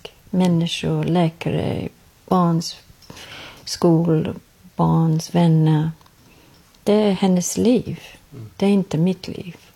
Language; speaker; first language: Swedish; non-native, fluent; English